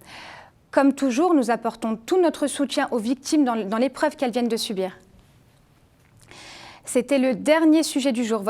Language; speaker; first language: French; native; French